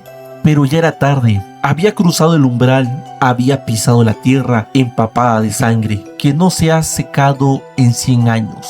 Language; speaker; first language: Spanish; native; Spanish